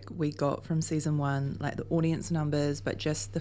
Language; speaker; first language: English; native; English